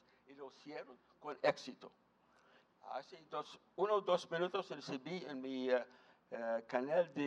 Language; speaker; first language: Spanish; non-native, fluent; English